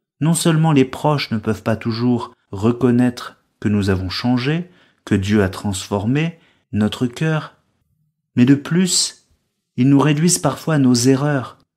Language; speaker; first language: French; native; French